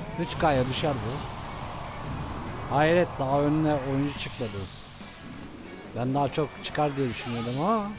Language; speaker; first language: Turkish; native; Turkish